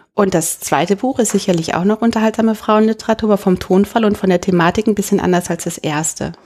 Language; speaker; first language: German; native; German